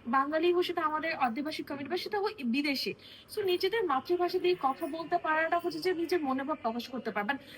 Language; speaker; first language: Bangla; non-native, local second language; Marma